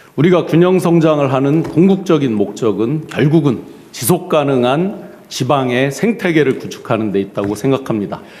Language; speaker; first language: Korean; native; Korean